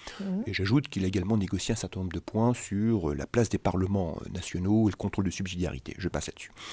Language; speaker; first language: French; native; French